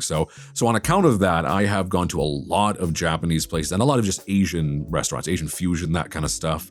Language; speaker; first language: English; native; English